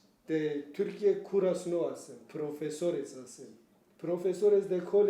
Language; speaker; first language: Spanish; non-native, learner; Kurdish